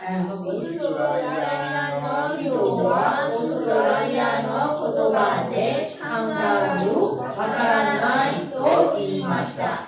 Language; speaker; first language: Japanese; non-native, learner; Burmese